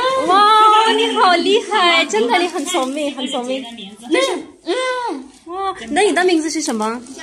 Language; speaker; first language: Chinese; non-native, learner; Urdu